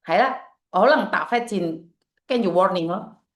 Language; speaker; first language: Cantonese; non-native, fluent; Indonesian